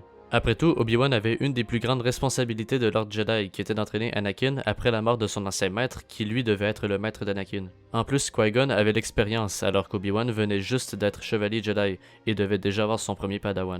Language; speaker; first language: French; native; French